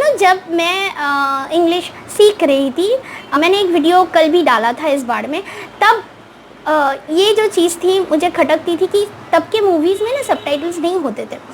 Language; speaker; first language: Hindi; non-native, local second language; Bangla